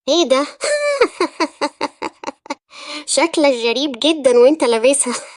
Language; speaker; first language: Arabic; native; Arabic